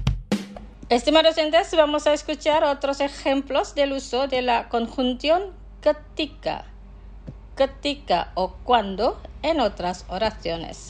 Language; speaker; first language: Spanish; non-native, fluent; Indonesian